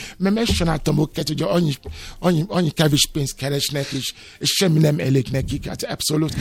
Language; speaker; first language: Hungarian; non-native, learner; Yoruba